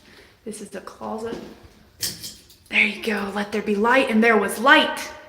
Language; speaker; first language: English; native; English